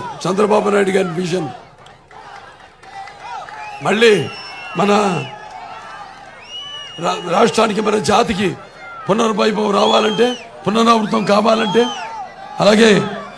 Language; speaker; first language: Telugu; native; Telugu